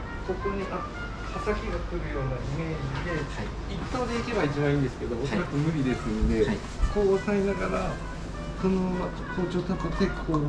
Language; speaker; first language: Japanese; native; Japanese